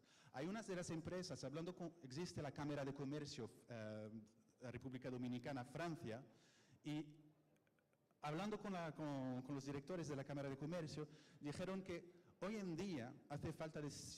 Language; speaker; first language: Spanish; non-native, fluent; French